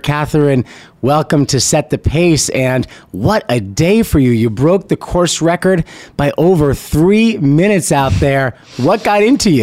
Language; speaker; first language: English; native; English